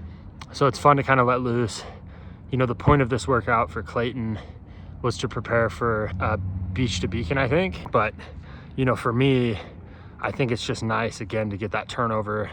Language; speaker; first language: English; native; English